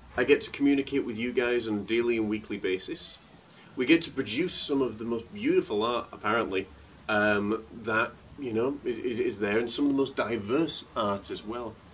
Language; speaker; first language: English; native; English